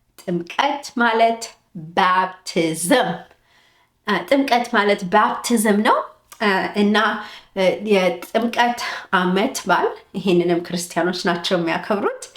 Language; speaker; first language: Amharic; early bilingual, heritage; Amharic